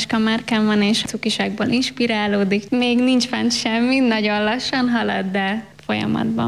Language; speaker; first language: Hungarian; native; Hungarian